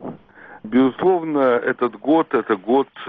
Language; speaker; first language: Russian; native; Russian